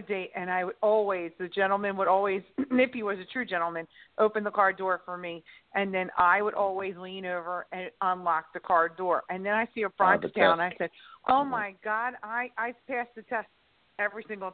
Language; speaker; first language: English; native; English